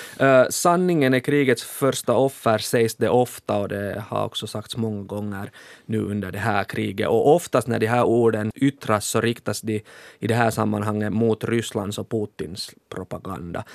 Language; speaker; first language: Swedish; native; Swedish